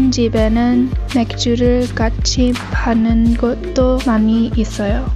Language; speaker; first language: Korean; non-native, learner; English